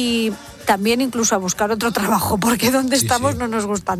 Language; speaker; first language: Spanish; native; Spanish